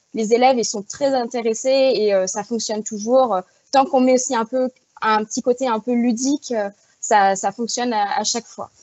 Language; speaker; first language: French; native; French